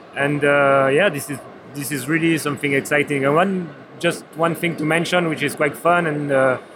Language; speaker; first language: English; non-native, fluent; French